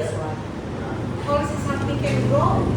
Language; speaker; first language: English; non-native, fluent; Indonesian